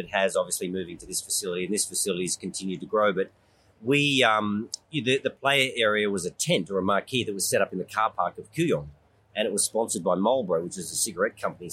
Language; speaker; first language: English; native; English